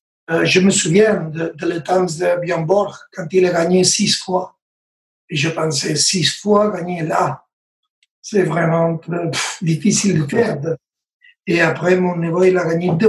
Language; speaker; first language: French; non-native, learner; Spanish